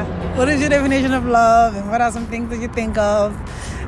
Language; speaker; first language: English; non-native, local second language; Wolof